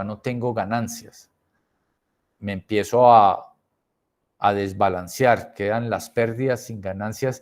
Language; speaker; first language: Spanish; native; Spanish